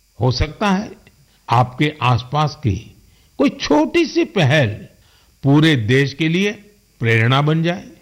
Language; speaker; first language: Hindi; non-native, local second language; Gujarati